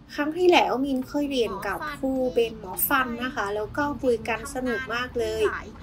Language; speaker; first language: Thai; non-native, fluent; Vietnamese